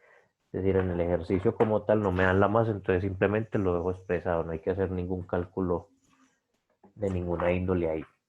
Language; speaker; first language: Spanish; native; Spanish